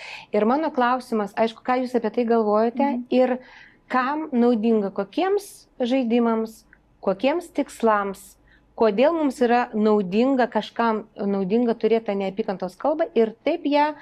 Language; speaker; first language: Lithuanian; non-native, local second language; Russian